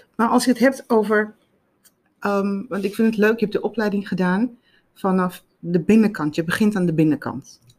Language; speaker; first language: Dutch; non-native, fluent; English